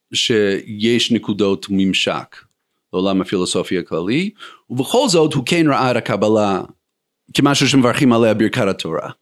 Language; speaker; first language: Hebrew; non-native, fluent; English